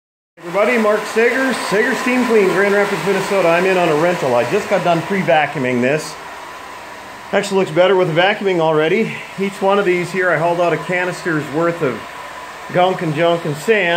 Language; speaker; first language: English; native; English